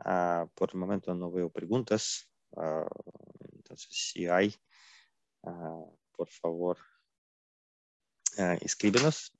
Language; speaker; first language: Spanish; non-native, fluent; Russian